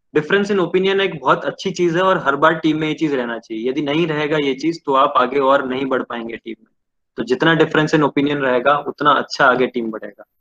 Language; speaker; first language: Hindi; non-native, local second language; Odia